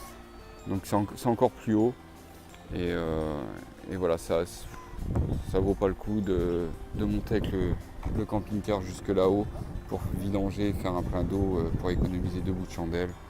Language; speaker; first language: French; native; French